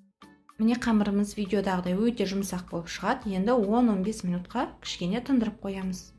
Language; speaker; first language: Kazakh; native; Kazakh